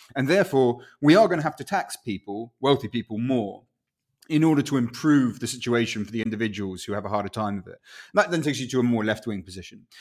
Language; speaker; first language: English; non-native, local second language; Spanish